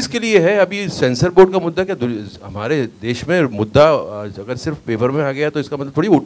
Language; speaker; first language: Hindi; native; Hindi